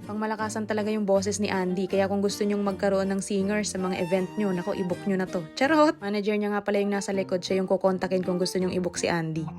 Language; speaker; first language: Filipino; native; Filipino